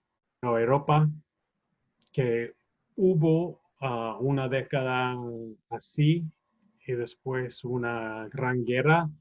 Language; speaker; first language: Spanish; non-native, fluent; English